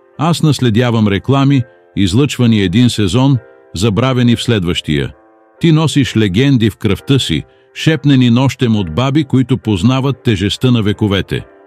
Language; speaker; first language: Bulgarian; non-native, learner; English